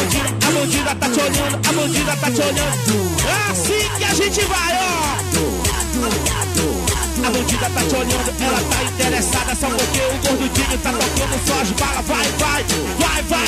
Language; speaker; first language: Portuguese; native; Portuguese